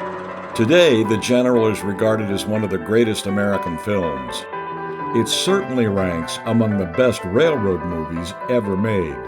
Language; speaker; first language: English; native; English